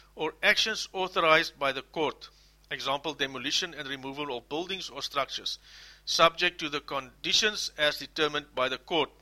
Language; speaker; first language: English; non-native, local second language; Afrikaans